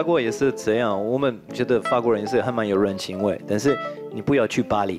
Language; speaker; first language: Chinese; non-native, fluent; French